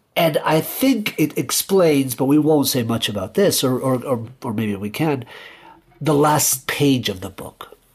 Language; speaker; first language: English; early bilingual, other home language; Spanish